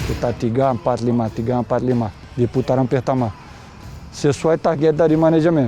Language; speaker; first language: Indonesian; non-native, fluent; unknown